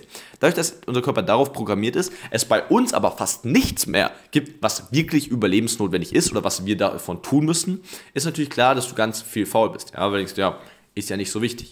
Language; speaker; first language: German; native; German